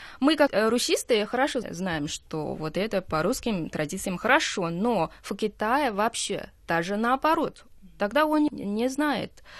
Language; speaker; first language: Russian; non-native, fluent; Chinese